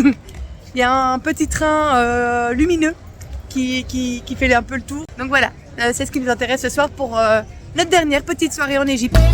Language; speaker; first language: French; native; French